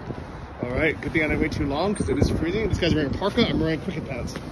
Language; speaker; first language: English; native; English